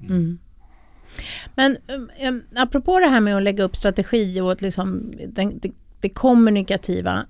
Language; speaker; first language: Swedish; native; Swedish